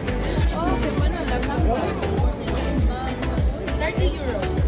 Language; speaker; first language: Spanish; non-native, fluent; Filipino